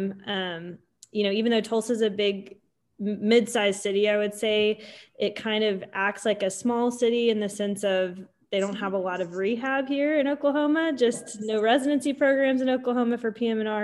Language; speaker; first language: English; native; English